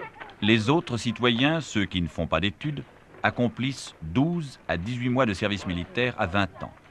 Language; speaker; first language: French; native; French